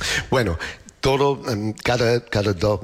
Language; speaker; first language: Spanish; non-native, learner; English